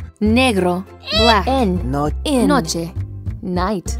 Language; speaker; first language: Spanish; non-native, learner; English